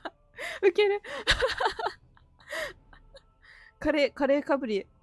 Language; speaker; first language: Japanese; native; Japanese